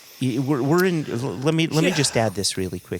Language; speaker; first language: English; native; English